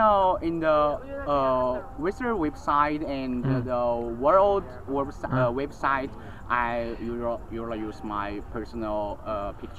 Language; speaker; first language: English; non-native, learner; Chinese